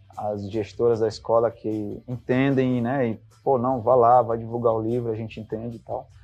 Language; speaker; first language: Portuguese; native; Portuguese